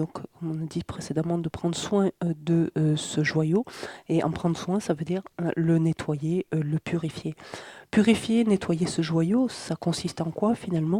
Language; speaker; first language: French; native; French